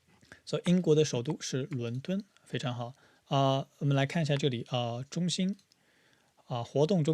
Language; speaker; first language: Chinese; non-native, fluent; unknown